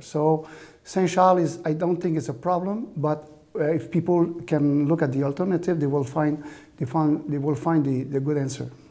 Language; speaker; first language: English; non-native, fluent; French